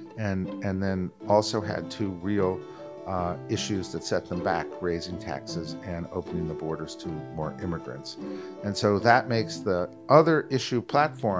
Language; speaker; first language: English; native; English